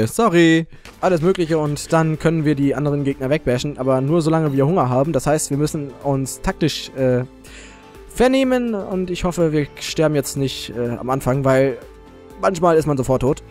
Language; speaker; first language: German; native; German